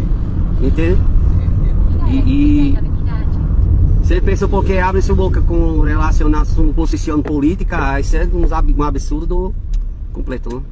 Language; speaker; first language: Spanish; non-native, fluent; Portuguese